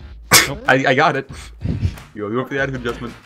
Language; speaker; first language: English; native; English